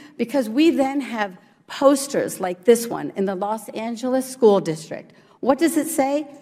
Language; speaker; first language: English; early bilingual, other home language; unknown